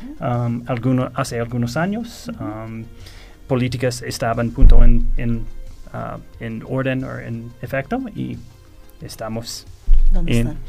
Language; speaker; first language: Spanish; non-native, fluent; English